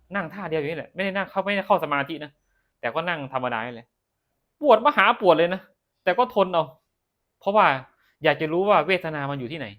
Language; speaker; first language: Thai; non-native, local second language; Northeastern Thai